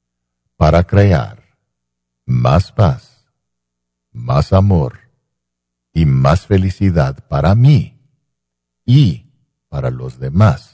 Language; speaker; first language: Spanish; non-native, fluent; English